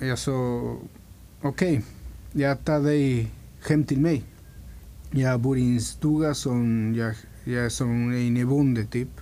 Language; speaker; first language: Swedish; non-native, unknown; Spanish